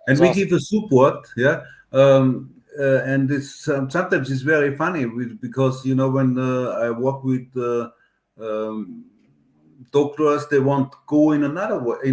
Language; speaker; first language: English; non-native, learner; German